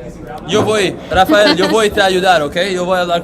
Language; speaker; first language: Spanish; non-native, learner; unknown